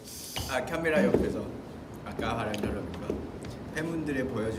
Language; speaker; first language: Korean; non-native, fluent; Vietnamese